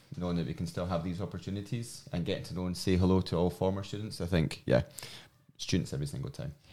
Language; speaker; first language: English; native; English